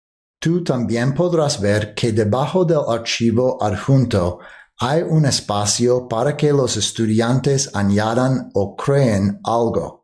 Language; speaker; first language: Spanish; non-native, fluent; English